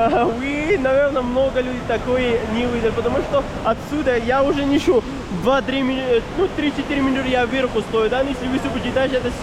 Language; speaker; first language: Russian; non-native, learner; Pashto